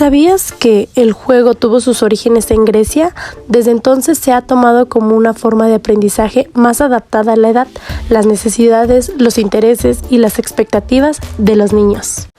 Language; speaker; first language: Spanish; native; Spanish